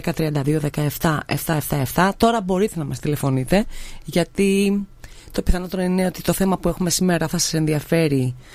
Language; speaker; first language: Greek; native; Greek